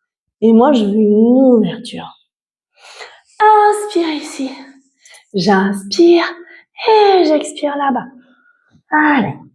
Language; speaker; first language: French; native; French